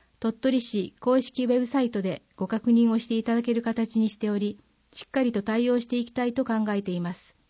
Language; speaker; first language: Japanese; native; Japanese